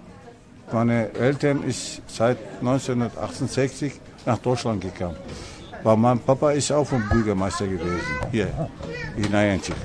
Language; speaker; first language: German; non-native, learner; Turkish